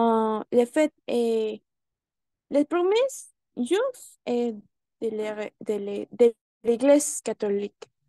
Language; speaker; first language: French; non-native, learner; Spanish